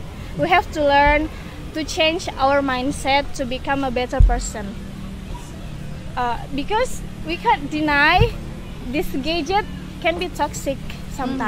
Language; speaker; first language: English; non-native, learner; Indonesian